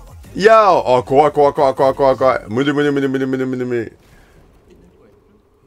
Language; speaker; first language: Japanese; non-native, learner; English